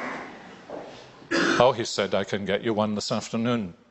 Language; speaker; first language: English; native; English